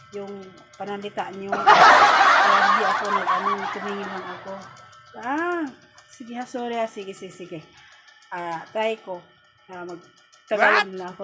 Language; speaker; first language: Filipino; non-native, local second language; Cebuano